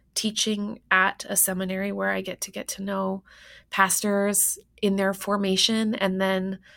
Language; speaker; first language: English; native; English